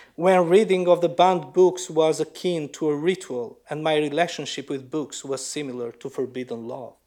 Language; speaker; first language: English; non-native, fluent; Albanian